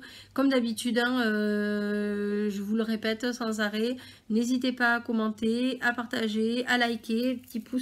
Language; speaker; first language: French; native; French